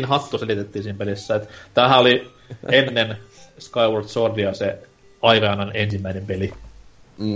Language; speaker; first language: Finnish; native; Finnish